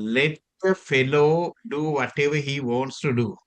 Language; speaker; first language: English; non-native, local second language; Sinhala